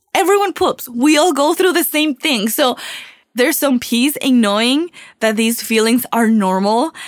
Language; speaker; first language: English; non-native, fluent; Spanish